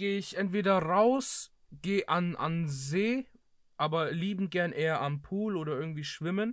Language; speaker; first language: German; early bilingual, other home language; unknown